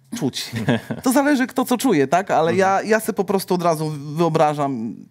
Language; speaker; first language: Polish; native; Polish